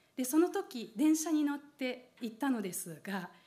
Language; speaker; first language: Japanese; non-native, fluent; Hungarian